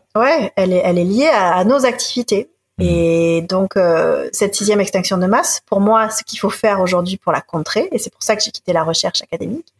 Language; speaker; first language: French; native; French